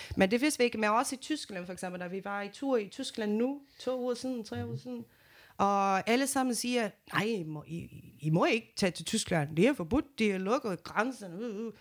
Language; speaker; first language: Danish; non-native, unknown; Portuguese